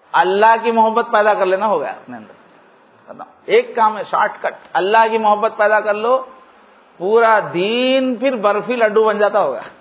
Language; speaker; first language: Urdu; native; Urdu